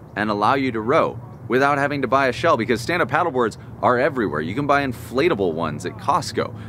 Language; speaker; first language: English; native; English